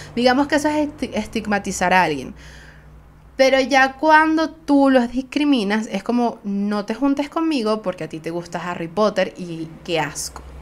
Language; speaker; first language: Spanish; native; Spanish